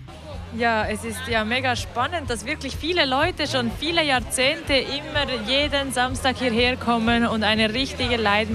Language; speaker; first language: German; native; German